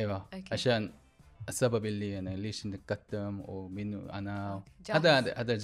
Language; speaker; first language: Arabic; non-native, learner; Korean